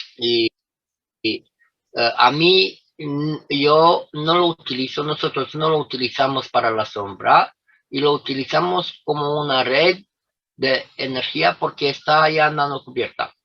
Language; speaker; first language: Spanish; non-native, fluent; Romanian